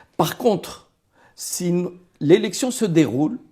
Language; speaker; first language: French; non-native, local second language; Arabic